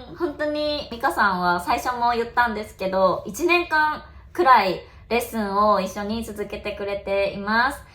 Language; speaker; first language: Japanese; native; Japanese